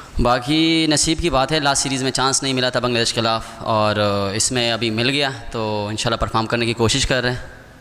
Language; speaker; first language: Urdu; non-native, local second language; Pashto